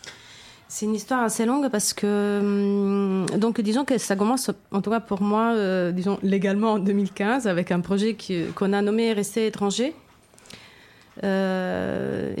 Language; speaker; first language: French; non-native, fluent; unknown